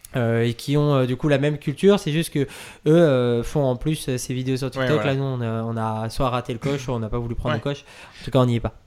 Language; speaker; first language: French; native; French